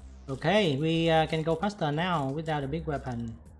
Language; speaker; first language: English; non-native, fluent; Vietnamese